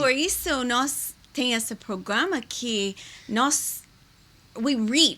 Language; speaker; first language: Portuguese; non-native, learner; English